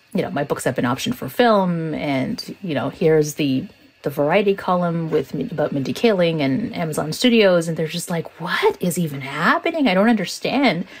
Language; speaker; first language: English; native; English